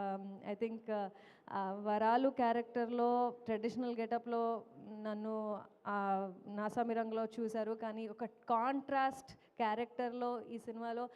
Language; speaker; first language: Telugu; non-native, fluent; Kannada